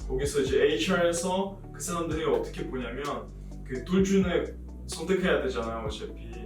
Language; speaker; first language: Korean; non-native, fluent; Russian